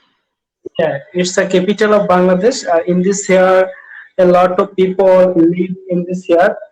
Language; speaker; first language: English; non-native, learner; Bangla